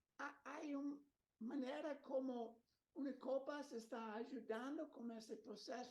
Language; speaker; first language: Spanish; non-native, learner; Portuguese